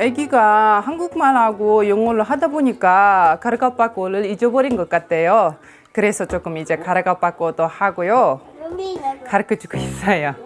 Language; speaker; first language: Korean; non-native, fluent; Kara-Kalpak